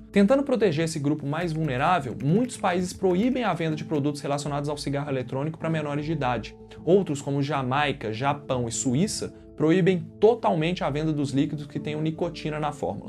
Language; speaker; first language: Portuguese; native; Portuguese